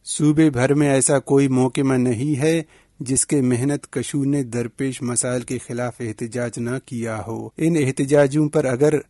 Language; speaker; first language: Urdu; non-native, local second language; Baluchi